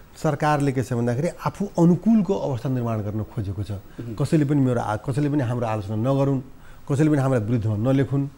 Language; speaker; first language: Nepali; non-native, local second language; Maithili